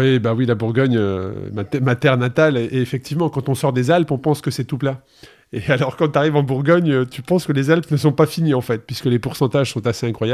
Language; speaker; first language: French; native; French